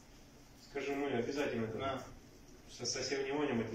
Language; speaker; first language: Russian; native; Russian